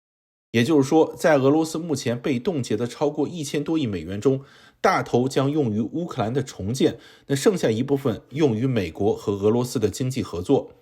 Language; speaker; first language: Chinese; native; Chinese